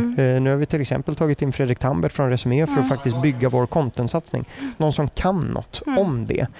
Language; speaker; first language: Swedish; early bilingual, other home language; German